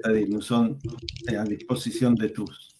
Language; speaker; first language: French; non-native, learner; Spanish